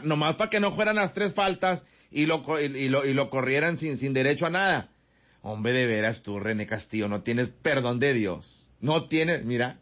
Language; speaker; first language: Spanish; native; Spanish